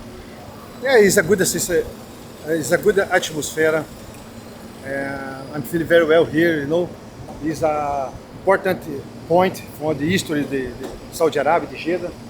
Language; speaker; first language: English; non-native, learner; Portuguese